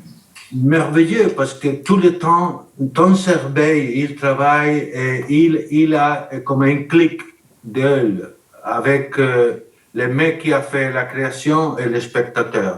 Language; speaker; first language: French; non-native, learner; Spanish